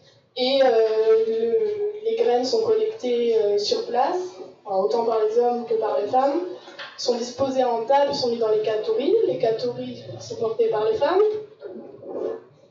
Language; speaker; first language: French; native; French